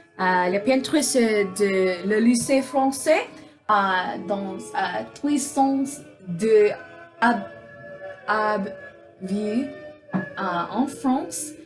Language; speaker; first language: French; non-native, learner; English